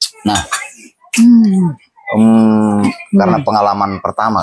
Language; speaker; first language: Indonesian; native; Indonesian